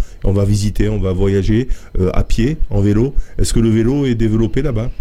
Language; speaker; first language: French; native; French